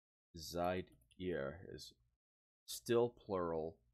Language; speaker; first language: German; non-native, learner; English